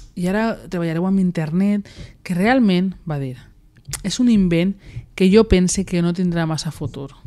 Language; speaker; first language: Catalan; native; Catalan